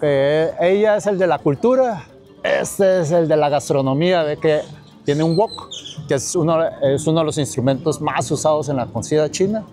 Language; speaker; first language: Spanish; early bilingual, other home language; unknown